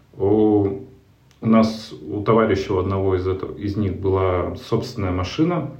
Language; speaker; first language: Russian; native; Russian